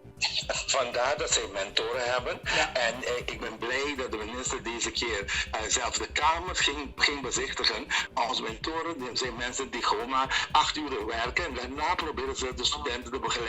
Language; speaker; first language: Dutch; non-native, local second language; Papiamento